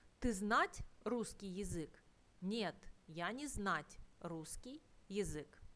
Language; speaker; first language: Russian; non-native, fluent; Turkish